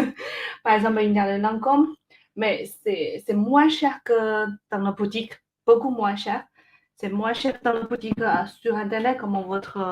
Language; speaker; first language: French; non-native, learner; Chinese